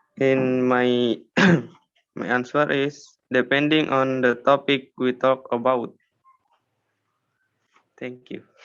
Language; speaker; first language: English; non-native, learner; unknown